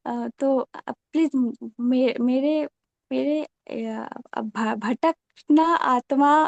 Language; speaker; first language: Hindi; non-native, local second language; Bangla